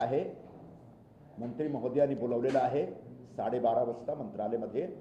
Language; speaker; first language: Marathi; non-native, fluent; Hindi